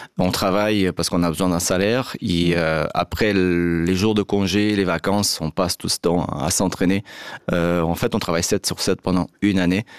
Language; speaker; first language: French; non-native, fluent; Portuguese